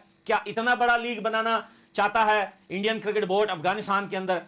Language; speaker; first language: Hindi; native; Hindi